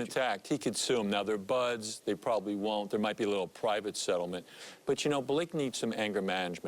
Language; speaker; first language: English; native; English